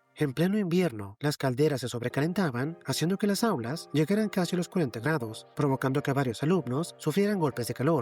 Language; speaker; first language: Spanish; native; Spanish